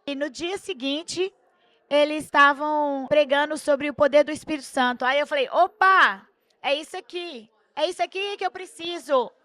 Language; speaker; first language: Portuguese; early bilingual, heritage; Portuguese